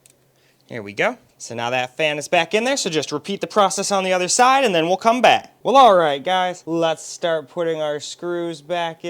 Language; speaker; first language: English; native; English